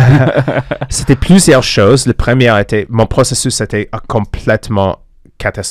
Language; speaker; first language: French; non-native, fluent; English